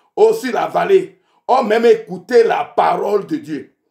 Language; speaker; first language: French; non-native, local second language; Ewe